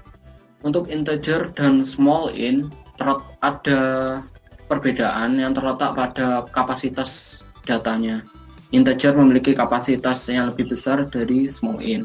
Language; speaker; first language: Indonesian; native; Indonesian